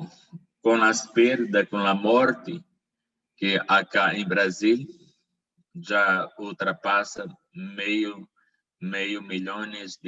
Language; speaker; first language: Portuguese; non-native, learner; Spanish